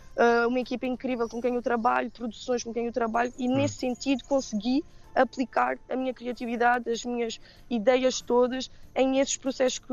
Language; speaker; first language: Portuguese; early bilingual, heritage; Portuguese